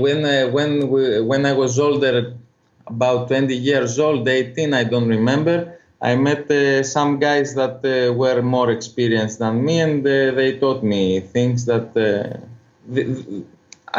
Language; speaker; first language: English; non-native, fluent; Greek